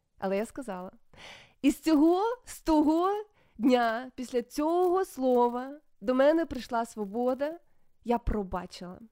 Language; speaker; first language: Ukrainian; native; Ukrainian